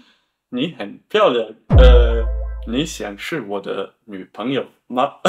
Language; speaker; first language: Chinese; non-native, learner; German